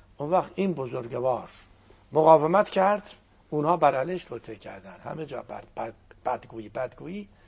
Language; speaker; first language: Persian; non-native, local second language; Azerbaijani